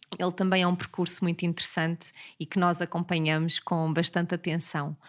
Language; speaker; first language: Portuguese; native; Portuguese